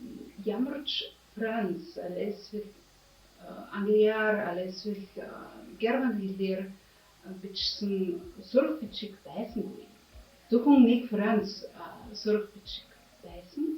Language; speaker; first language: Mongolian; non-native, fluent; German